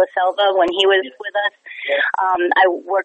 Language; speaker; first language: English; native; English